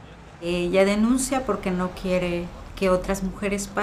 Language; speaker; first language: Spanish; native; Spanish